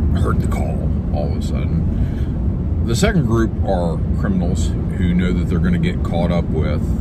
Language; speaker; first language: English; native; English